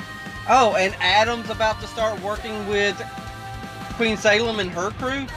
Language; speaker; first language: English; native; English